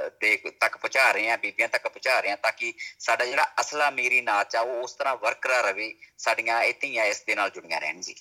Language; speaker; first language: Punjabi; native; Punjabi